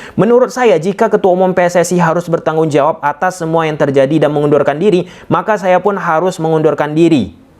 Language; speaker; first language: Indonesian; native; Indonesian